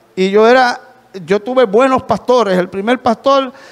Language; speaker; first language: Spanish; native; Spanish